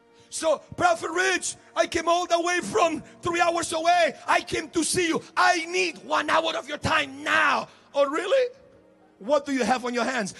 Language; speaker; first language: English; early bilingual, other home language; Spanish